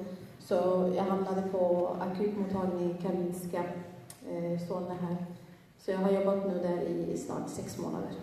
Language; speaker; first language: Swedish; early bilingual, other home language; Somali